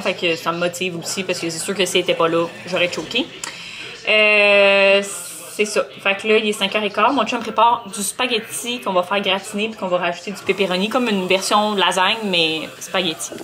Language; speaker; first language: French; native; French